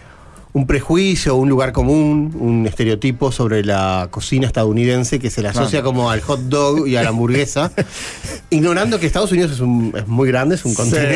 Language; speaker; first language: Spanish; native; Spanish